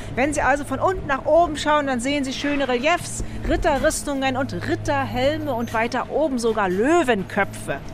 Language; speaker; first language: German; native; German